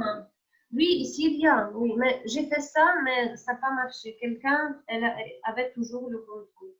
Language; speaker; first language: French; non-native, fluent; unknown